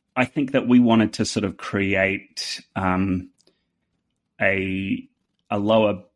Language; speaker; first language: English; native; English